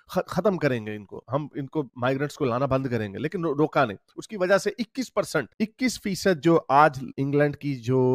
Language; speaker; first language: Urdu; native; Urdu